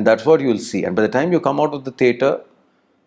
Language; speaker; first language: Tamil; non-native, learner; Telugu